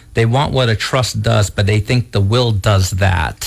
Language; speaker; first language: English; early bilingual, other home language; Portuguese